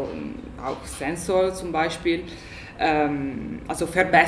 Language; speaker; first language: German; non-native, learner; Italian